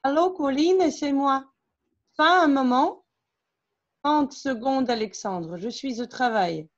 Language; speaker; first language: French; non-native, fluent; Russian